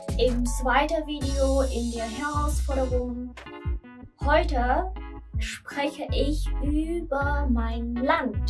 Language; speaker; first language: German; non-native, learner; Vietnamese